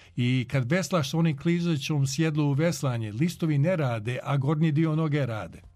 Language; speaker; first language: Croatian; early bilingual, heritage; Croatian